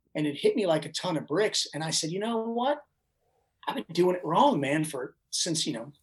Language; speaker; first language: English; native; English